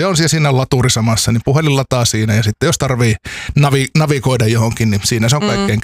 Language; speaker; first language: Finnish; native; Finnish